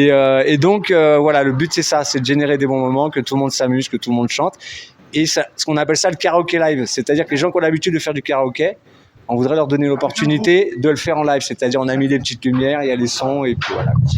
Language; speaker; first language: French; native; French